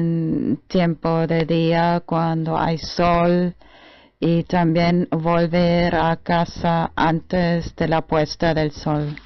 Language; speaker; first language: Spanish; non-native, fluent; German